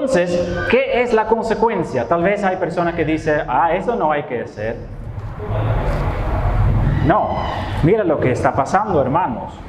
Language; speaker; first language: Spanish; non-native, fluent; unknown